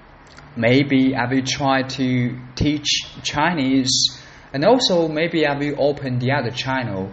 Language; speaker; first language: English; non-native, learner; Chinese